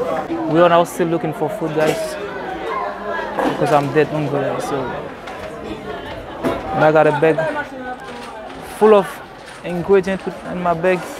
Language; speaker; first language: English; non-native, fluent; Haitian Creole